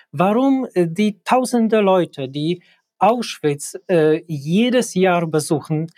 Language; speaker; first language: German; non-native, fluent; Polish